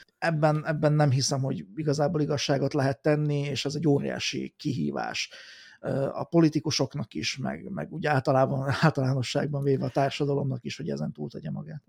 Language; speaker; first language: Hungarian; native; Hungarian